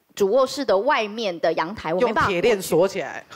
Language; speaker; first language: Chinese; native; Chinese